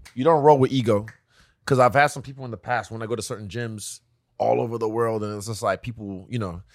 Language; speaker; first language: English; non-native, local second language; Yoruba